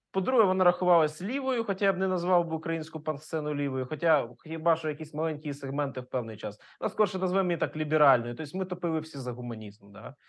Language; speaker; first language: Ukrainian; non-native, local second language; Russian